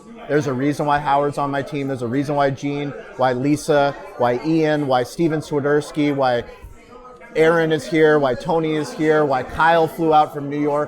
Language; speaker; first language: English; native; English